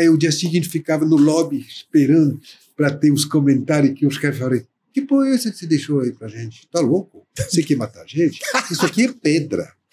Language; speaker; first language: Portuguese; non-native, fluent; French